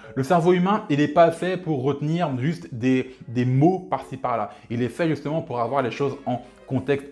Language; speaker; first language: French; early bilingual, other home language; Lingala